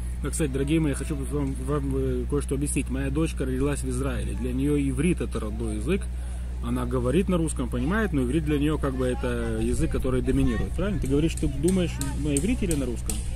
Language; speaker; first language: Russian; native; Russian